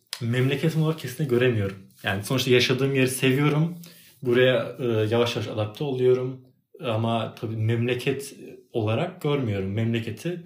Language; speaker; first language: Turkish; native; Turkish